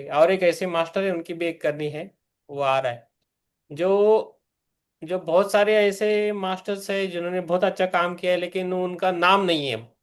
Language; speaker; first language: Hindi; native; Hindi